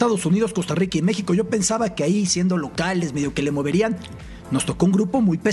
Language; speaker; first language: Spanish; native; Spanish